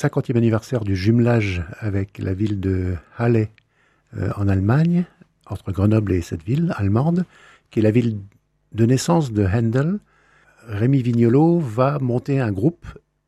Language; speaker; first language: French; native; French